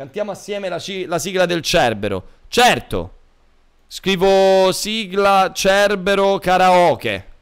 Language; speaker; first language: Italian; native; Italian